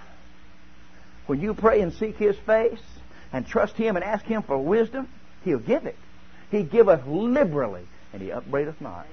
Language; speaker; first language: English; native; English